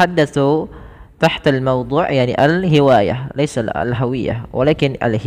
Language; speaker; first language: Arabic; non-native, fluent; Indonesian